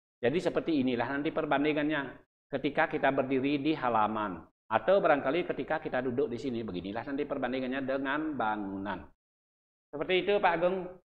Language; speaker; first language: Indonesian; non-native, local second language; Balinese